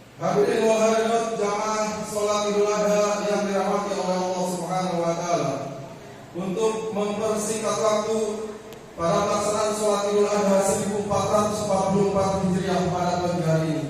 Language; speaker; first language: Indonesian; native; Indonesian